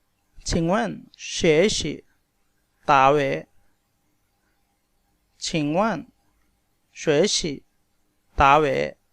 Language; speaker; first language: Chinese; non-native, learner; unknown